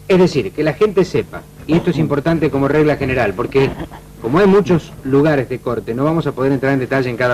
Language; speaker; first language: Spanish; native; Spanish